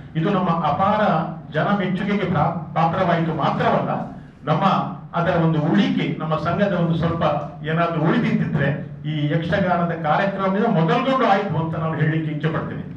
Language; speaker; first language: Kannada; non-native, local second language; Konkani